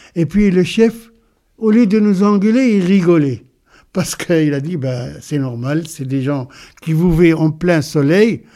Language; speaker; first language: French; non-native, local second language; Arabic